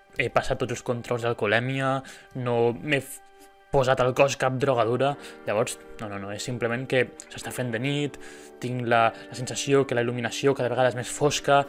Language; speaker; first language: Catalan; native; Catalan